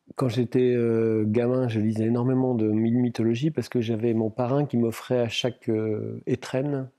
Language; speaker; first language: French; non-native, local second language; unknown